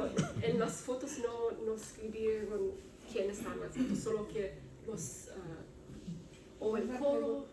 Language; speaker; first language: Spanish; non-native, learner; Romanian